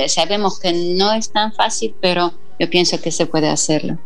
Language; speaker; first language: Spanish; non-native, fluent; Polish